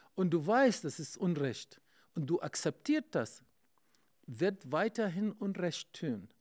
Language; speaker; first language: German; non-native, fluent; Arabic